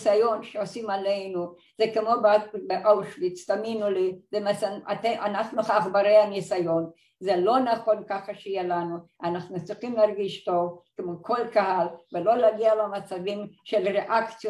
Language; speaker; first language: Hebrew; non-native, fluent; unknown